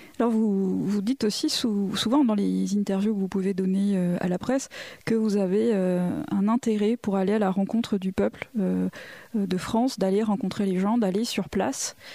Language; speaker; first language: French; native; French